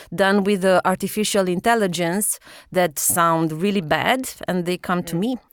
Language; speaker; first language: English; non-native, fluent; Romanian